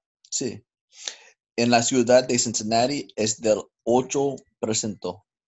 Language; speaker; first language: Spanish; non-native, learner; English